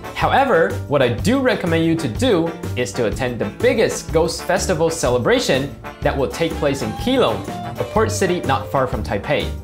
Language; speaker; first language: English; non-native, fluent; Chinese